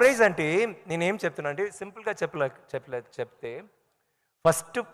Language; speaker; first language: Telugu; non-native, learner; Tamil